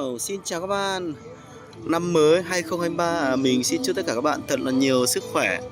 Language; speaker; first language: Vietnamese; non-native, local second language; Hmong